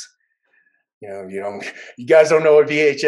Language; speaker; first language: English; early bilingual, other home language; Vietnamese